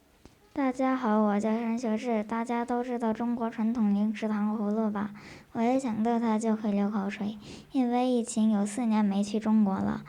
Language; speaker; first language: Chinese; early bilingual, heritage; Chinese